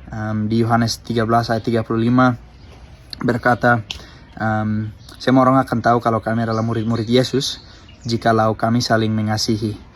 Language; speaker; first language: Indonesian; early bilingual, other home language; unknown